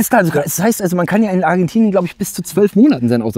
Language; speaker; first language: German; native; German